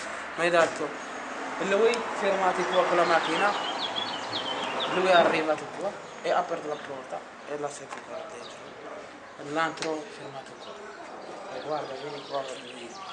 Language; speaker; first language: Italian; non-native, learner; Arabic